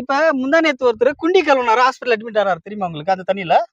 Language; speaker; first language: Tamil; native; Tamil